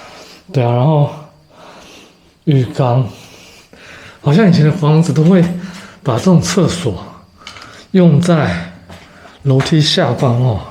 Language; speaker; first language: Chinese; native; Chinese